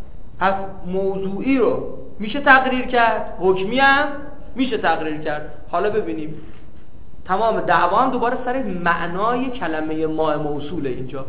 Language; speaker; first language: Persian; native; Persian